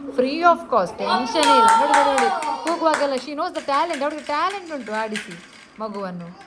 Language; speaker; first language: Kannada; non-native, local second language; Tulu